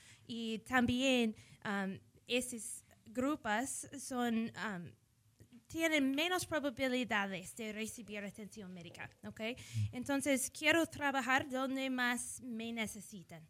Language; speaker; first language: Spanish; early bilingual, heritage; English